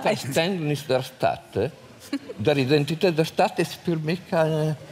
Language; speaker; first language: German; non-native, fluent; Italian